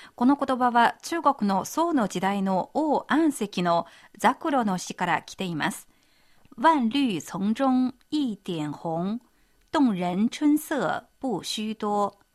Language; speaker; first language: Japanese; non-native, fluent; Chinese